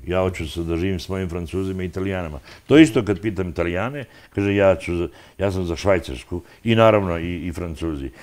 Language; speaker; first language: Serbian; non-native, local second language; Albanian